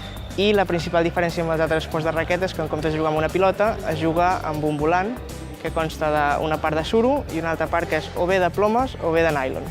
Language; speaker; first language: Catalan; native; Catalan